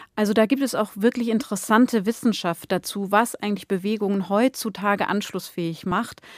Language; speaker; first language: German; native; German